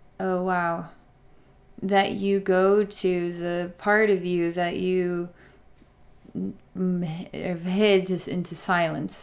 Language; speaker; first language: English; native; English